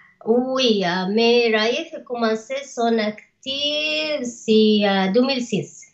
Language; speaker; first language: French; non-native, learner; Arabic